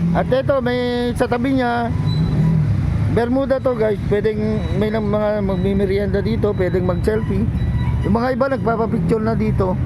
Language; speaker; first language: Filipino; non-native, local second language; Iloko